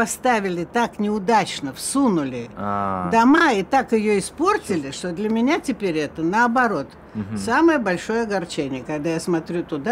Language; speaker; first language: Russian; native; Russian